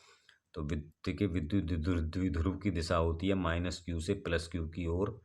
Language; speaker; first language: Hindi; native; Hindi